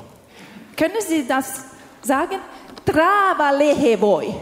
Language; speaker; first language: German; non-native, learner; Finnish